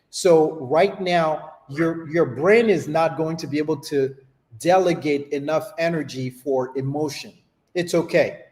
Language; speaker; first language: English; non-native, fluent; French